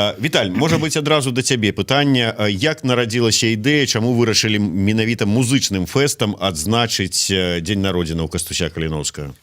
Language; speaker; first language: Belarusian; non-native, local second language; Russian